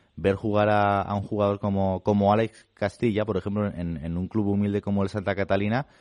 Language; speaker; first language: Spanish; non-native, local second language; Catalan